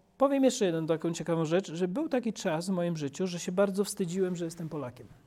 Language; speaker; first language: Polish; native; Polish